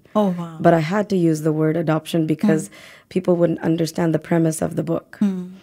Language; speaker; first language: English; native; English